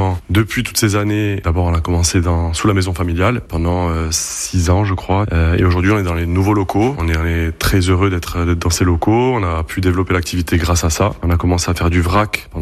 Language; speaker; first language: French; native; French